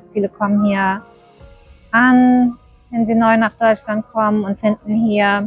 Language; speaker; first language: German; early bilingual, other home language; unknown